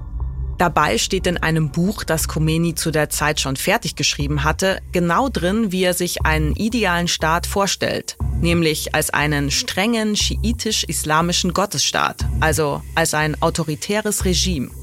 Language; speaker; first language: German; native; German